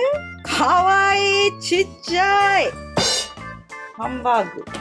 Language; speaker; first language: Japanese; native; Japanese